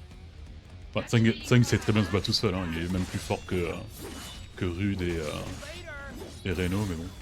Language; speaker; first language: French; native; French